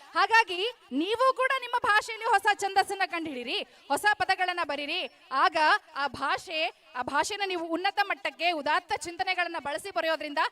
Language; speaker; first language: Kannada; native; Kannada